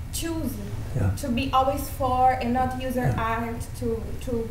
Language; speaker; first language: English; non-native, fluent; German